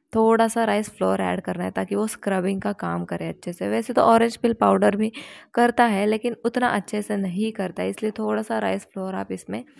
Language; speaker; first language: Hindi; non-native, local second language; Marathi